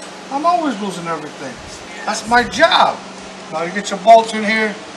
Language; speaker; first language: English; non-native, fluent; Spanish